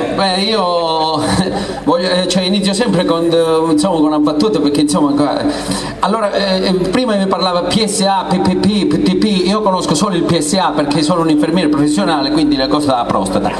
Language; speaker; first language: Italian; native; Italian